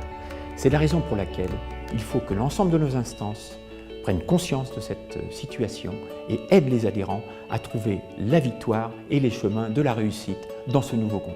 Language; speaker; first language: French; native; French